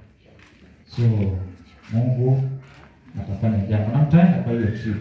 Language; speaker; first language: Swahili; native; Swahili